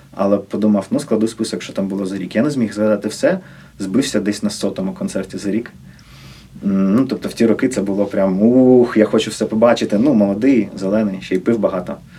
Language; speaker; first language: Ukrainian; non-native, local second language; Russian